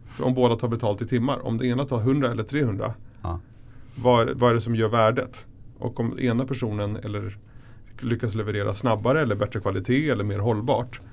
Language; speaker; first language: Swedish; early bilingual, other home language; Spanish